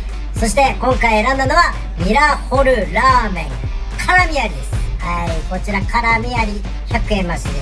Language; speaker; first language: Japanese; native; Japanese